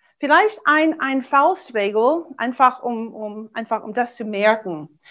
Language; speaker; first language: German; non-native, fluent; English